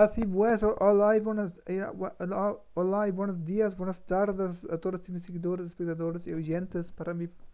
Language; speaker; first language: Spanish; non-native, learner; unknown